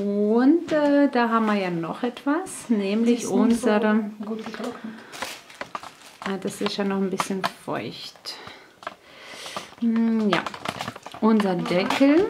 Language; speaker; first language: German; native; German